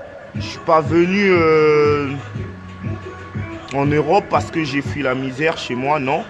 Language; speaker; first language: French; non-native, local second language; Lingala